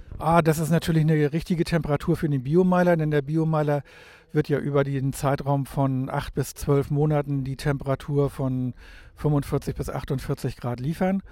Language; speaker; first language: German; native; German